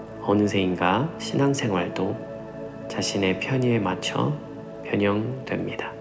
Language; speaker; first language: Korean; native; Korean